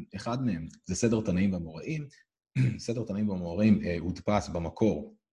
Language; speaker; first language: Hebrew; native; Hebrew